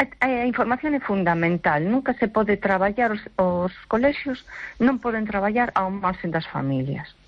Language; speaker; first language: Galician; non-native, local second language; Spanish